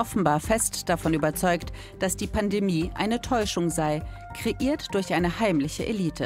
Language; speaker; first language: German; native; German